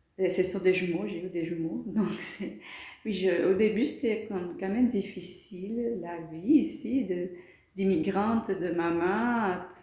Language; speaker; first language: French; non-native, fluent; Portuguese